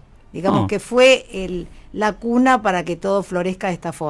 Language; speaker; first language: Spanish; native; Spanish